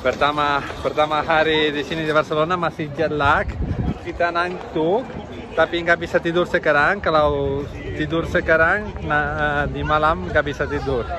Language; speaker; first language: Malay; non-native, fluent; Catalan